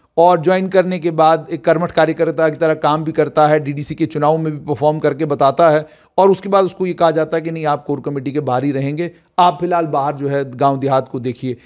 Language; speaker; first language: Hindi; non-native, local second language; Dogri